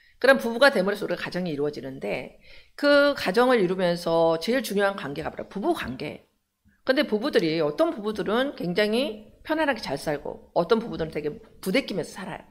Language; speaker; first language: Korean; native; Korean